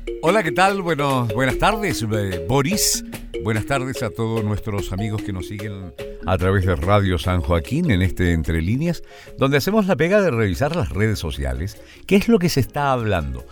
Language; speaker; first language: Spanish; native; Spanish